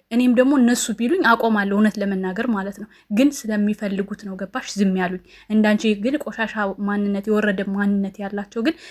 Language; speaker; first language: Amharic; native; Amharic